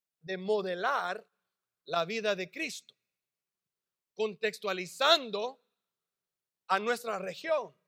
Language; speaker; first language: Spanish; early bilingual, heritage; English